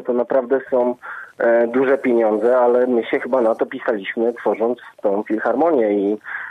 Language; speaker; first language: Polish; native; Polish